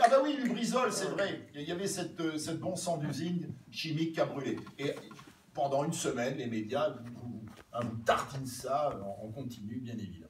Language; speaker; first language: French; native; French